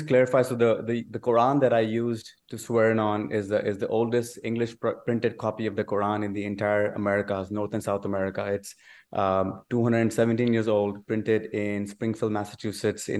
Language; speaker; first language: English; non-native, local second language; Urdu